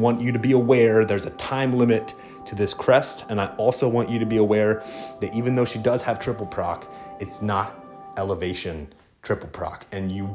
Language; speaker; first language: English; native; English